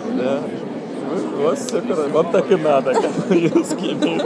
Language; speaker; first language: Russian; non-native, learner; Japanese